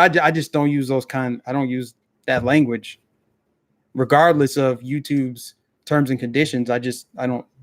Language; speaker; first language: English; native; English